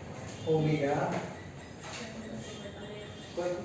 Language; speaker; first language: Spanish; native; Spanish